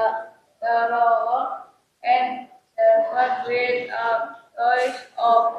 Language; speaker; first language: English; non-native, learner; Indonesian